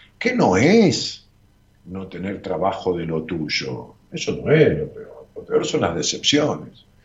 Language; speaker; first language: Spanish; native; Spanish